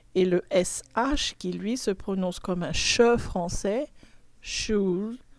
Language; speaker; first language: French; native; French